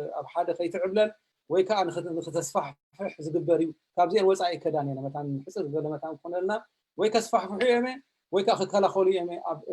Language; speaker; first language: Tigrinya; native; Tigrinya